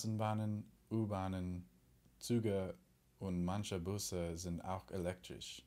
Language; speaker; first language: German; non-native, learner; English